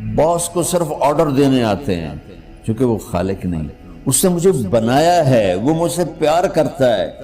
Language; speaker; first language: Urdu; non-native, local second language; Punjabi